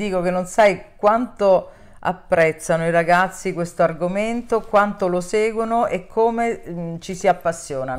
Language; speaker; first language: Italian; native; Italian